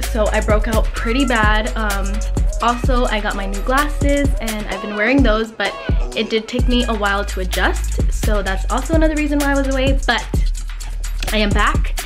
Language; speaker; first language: English; early bilingual, other home language; Spanish